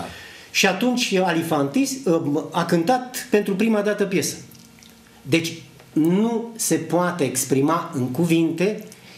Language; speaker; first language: Romanian; native; Romanian